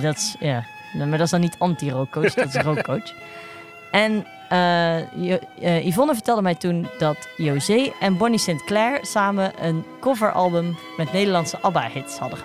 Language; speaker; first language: Dutch; native; Dutch